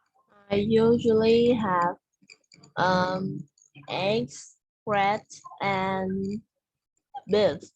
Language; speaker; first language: English; non-native, learner; Vietnamese